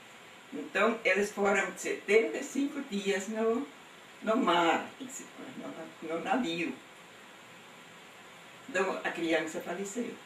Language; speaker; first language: Portuguese; non-native, local second language; German